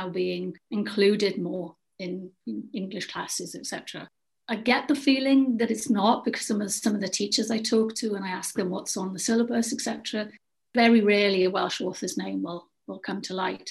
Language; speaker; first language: English; native; English